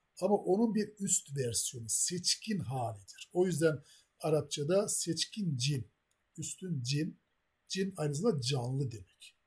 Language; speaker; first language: Turkish; native; Turkish